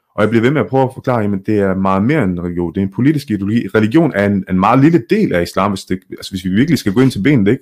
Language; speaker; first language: Danish; early bilingual, other home language; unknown